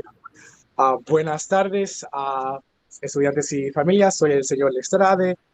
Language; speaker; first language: Spanish; non-native, fluent; English